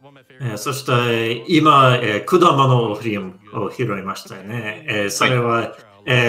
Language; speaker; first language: Japanese; non-native, learner; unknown